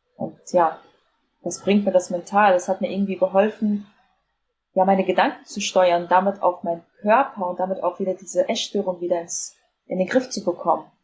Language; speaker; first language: German; native; German